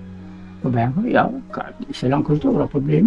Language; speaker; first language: Filipino; non-native, local second language; Bikol